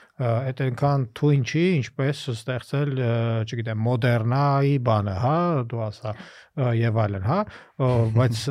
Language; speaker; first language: Armenian; native; Armenian